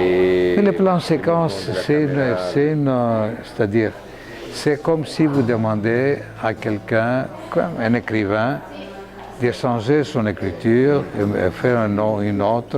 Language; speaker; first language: French; non-native, fluent; Greek